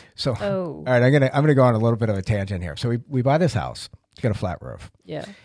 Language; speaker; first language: English; native; English